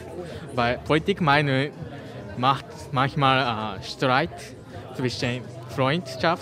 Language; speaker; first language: German; non-native, learner; Japanese